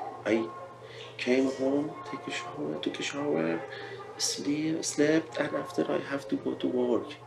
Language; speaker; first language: English; non-native, learner; Persian